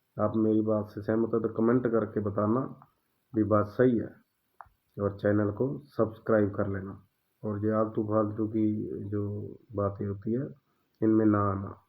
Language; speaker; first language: Hindi; non-native, local second language; Punjabi